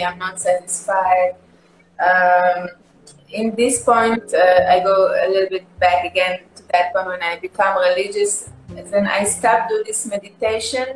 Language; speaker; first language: English; non-native, learner; Hebrew